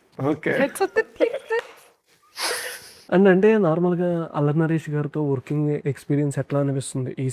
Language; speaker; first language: Telugu; native; Telugu